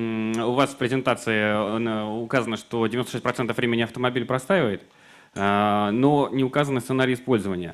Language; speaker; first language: Russian; native; Russian